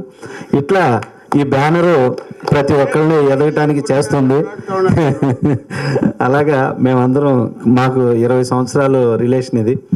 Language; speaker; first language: Telugu; native; Telugu